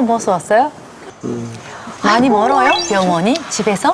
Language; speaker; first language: Korean; native; Korean